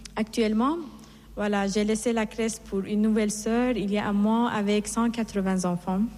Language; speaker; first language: French; non-native, fluent; Persian